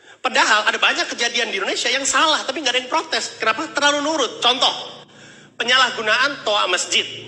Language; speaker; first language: Indonesian; native; Indonesian